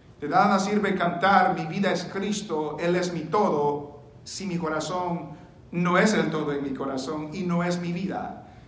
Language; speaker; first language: Spanish; early bilingual, heritage; Spanish